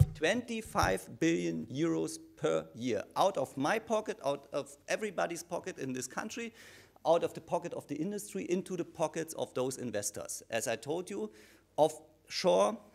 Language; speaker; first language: English; non-native, fluent; German